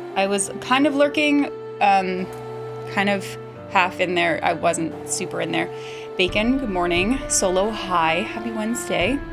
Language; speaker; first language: English; native; English